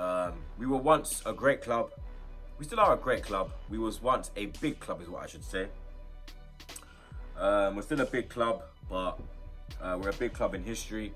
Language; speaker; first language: English; native; English